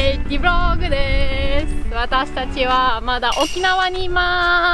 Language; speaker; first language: Japanese; non-native, fluent; German